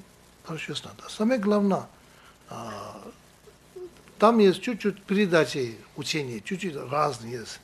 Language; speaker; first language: Russian; non-native, learner; Tibetan